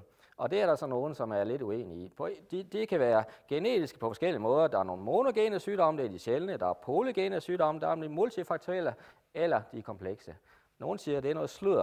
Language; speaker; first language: Danish; native; Danish